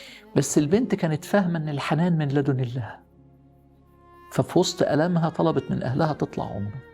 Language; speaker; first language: Arabic; native; Arabic